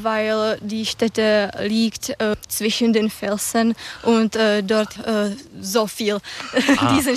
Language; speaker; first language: German; non-native, learner; Czech